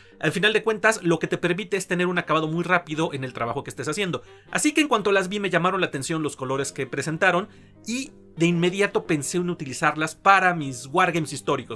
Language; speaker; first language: Spanish; native; Spanish